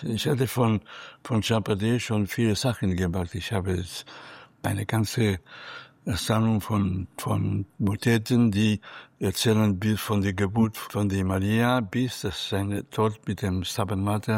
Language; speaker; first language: German; non-native, fluent; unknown